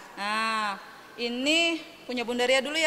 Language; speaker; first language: Indonesian; native; Indonesian